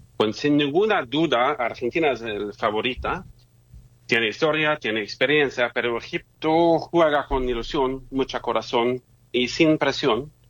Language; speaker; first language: Spanish; non-native, fluent; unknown